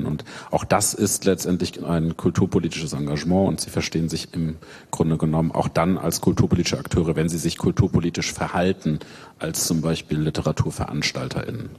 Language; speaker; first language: German; native; German